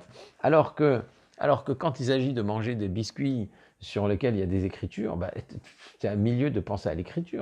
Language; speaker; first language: French; native; French